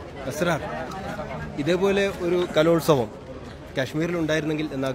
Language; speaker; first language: Malayalam; native; Malayalam